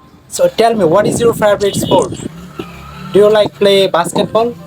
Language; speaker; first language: English; non-native, fluent; Bangla